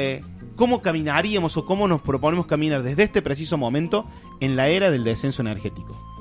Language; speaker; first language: Spanish; native; Spanish